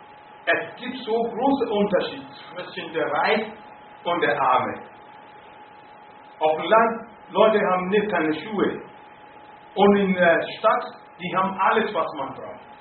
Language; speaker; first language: German; non-native, fluent; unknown